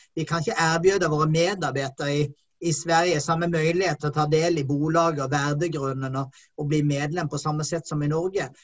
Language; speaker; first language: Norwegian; native; Norwegian